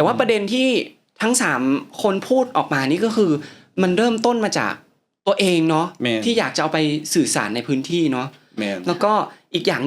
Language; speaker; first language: Thai; native; Thai